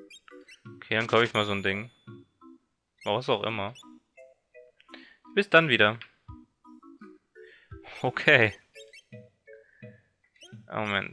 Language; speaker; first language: German; native; German